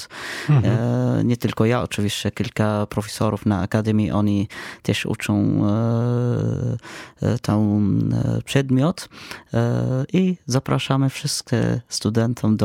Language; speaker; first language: Polish; non-native, fluent; Arabic